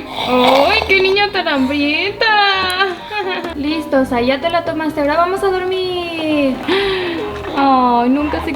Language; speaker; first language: Spanish; native; Spanish